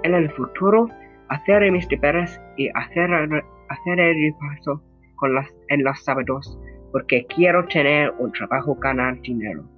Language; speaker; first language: Spanish; non-native, learner; English